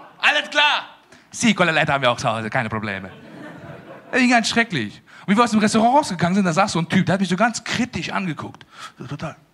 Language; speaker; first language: German; early bilingual, other home language; Persian